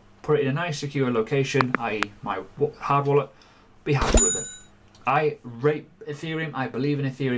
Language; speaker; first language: English; native; English